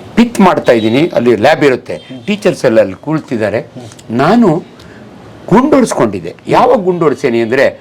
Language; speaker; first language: Kannada; native; Kannada